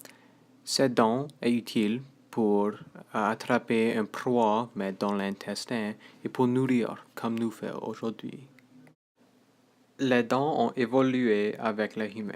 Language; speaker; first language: French; non-native, local second language; English